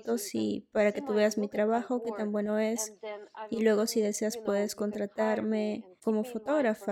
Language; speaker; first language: Spanish; non-native, fluent; Russian